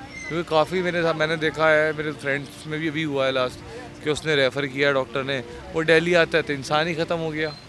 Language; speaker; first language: Hindi; native; Hindi